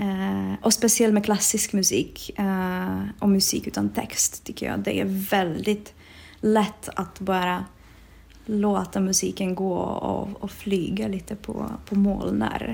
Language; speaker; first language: Swedish; non-native, fluent; Czech